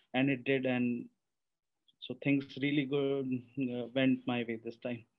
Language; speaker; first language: English; non-native, local second language; Hindi